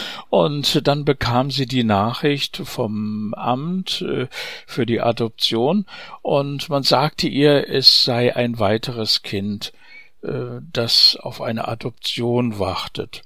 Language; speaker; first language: German; native; German